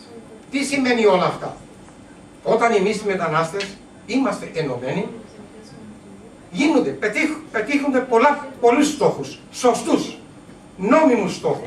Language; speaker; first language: Greek; non-native, learner; Urdu